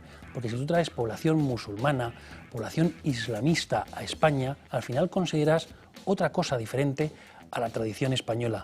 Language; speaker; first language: Spanish; native; Spanish